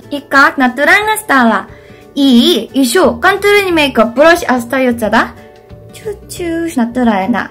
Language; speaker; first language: Russian; non-native, fluent; Korean